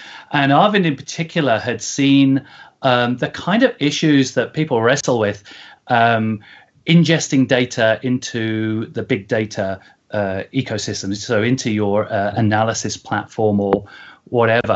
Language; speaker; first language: English; native; English